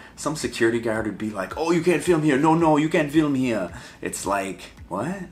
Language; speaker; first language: English; native; English